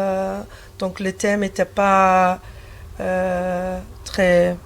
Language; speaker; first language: French; non-native, fluent; Turkish